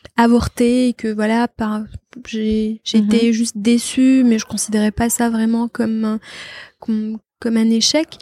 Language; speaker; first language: French; non-native, local second language; Arabic